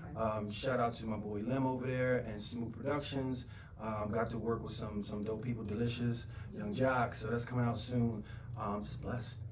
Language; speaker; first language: English; native; English